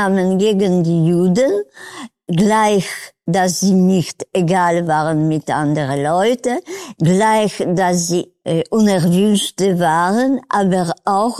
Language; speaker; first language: German; non-native, learner; Polish